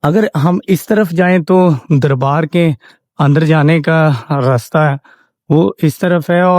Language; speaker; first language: Urdu; non-native, local second language; Punjabi